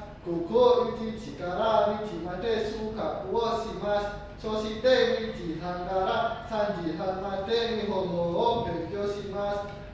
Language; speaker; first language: Japanese; non-native, learner; Indonesian